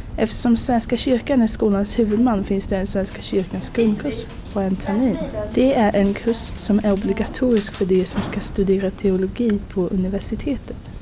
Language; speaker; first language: Swedish; native; Swedish